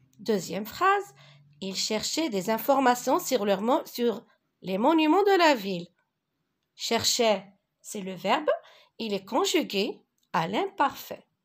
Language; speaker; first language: French; non-native, local second language; Arabic